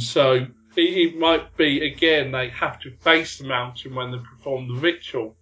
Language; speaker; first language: English; native; English